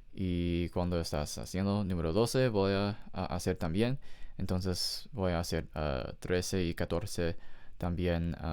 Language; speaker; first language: Spanish; non-native, learner; English